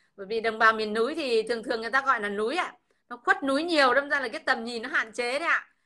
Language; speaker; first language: Vietnamese; native; Vietnamese